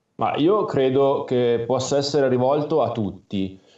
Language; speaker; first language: Italian; native; Italian